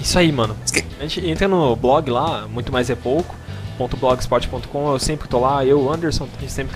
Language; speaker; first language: Portuguese; native; Portuguese